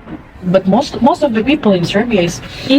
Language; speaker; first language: English; non-native, fluent; Indonesian